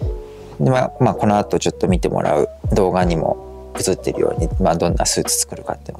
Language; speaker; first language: Japanese; native; Japanese